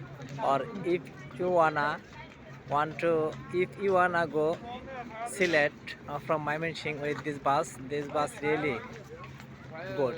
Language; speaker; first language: English; non-native, learner; Bangla